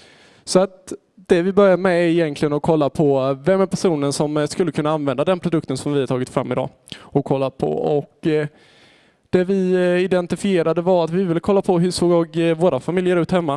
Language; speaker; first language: Swedish; native; Swedish